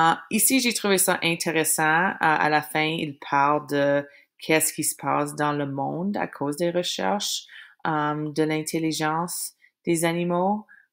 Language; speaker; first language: French; native; French